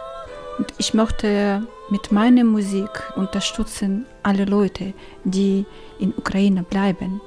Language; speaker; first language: German; non-native, learner; Ukrainian